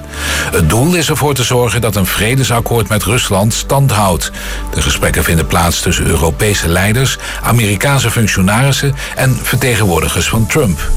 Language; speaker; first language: Dutch; native; Dutch